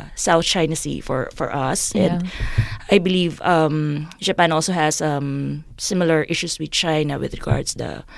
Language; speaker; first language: English; non-native, local second language; Filipino